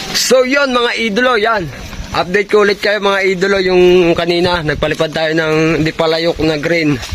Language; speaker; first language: Filipino; native; Filipino